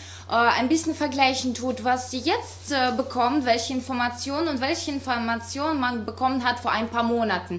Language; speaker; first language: German; non-native, fluent; Russian